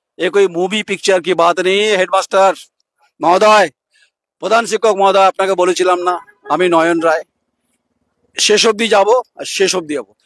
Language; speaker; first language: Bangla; native; Bangla